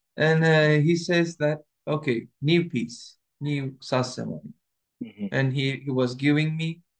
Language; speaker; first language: English; non-native, learner; Turkish